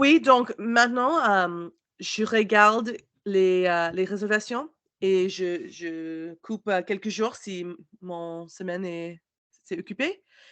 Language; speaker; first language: French; non-native, learner; English